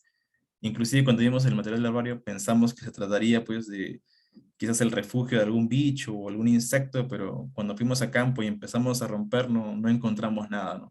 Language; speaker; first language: Spanish; native; Spanish